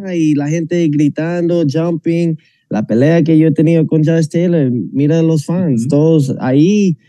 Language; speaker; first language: Spanish; non-native, fluent; English